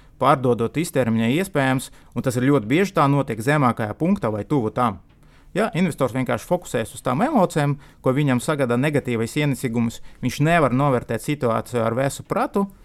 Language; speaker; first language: Latvian; non-native, local second language; Russian